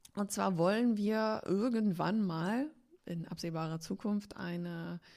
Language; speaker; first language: German; early bilingual, other home language; Polish